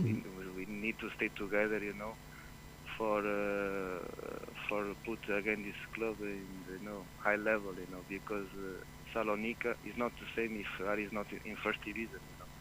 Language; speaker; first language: English; non-native, fluent; Portuguese